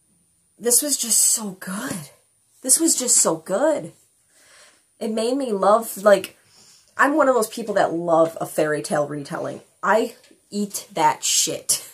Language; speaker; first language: English; native; English